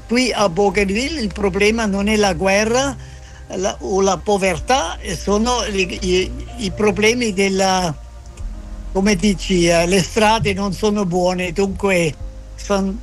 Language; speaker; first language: Italian; non-native, fluent; French